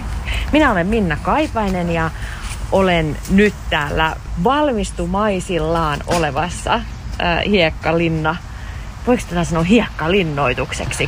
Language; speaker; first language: Finnish; native; Finnish